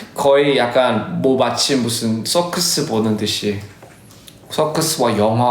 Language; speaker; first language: Korean; early bilingual, other home language; English